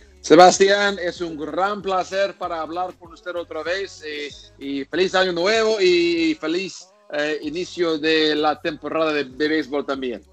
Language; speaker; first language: Spanish; non-native, learner; English